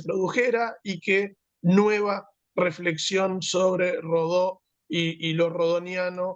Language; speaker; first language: Spanish; native; Spanish